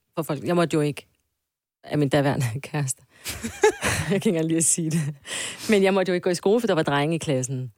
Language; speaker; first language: Danish; early bilingual, other home language; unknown